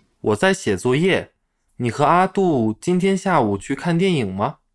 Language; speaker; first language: Chinese; non-native, fluent; Portuguese